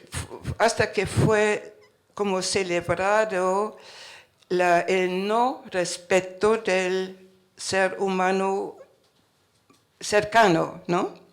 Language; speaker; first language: Spanish; non-native, fluent; German